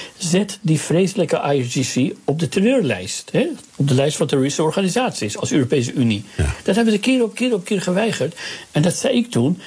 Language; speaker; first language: Dutch; early bilingual, other home language; Persian